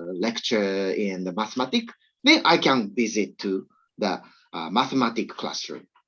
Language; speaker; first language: English; non-native, learner; Japanese